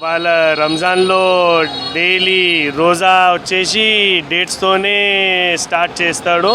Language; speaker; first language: Telugu; non-native, local second language; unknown